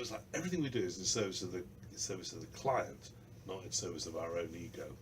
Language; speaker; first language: English; native; English